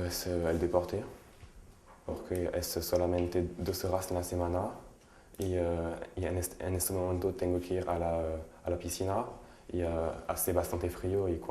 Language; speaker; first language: Spanish; non-native, learner; French